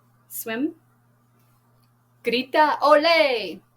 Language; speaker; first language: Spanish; non-native, fluent; English